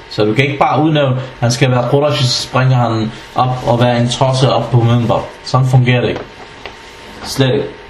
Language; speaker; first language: Danish; non-native, fluent; Arabic